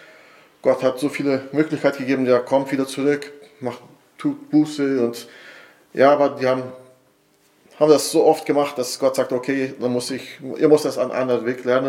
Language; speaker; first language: German; non-native, fluent; Portuguese